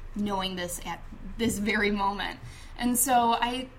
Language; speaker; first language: English; native; English